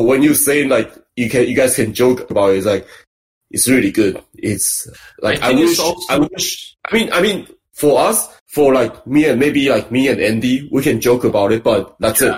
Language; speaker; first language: English; non-native, fluent; Chinese